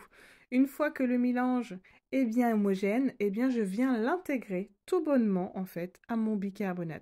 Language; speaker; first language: French; native; French